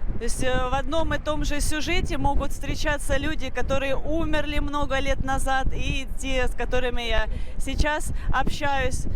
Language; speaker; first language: Russian; native; Russian